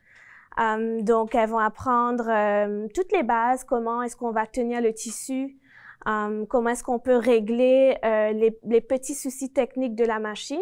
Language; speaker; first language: French; native; French